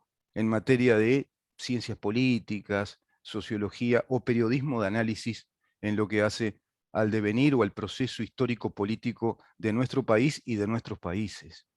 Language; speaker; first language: Spanish; native; Spanish